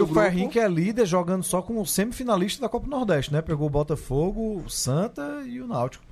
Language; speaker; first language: Portuguese; native; Portuguese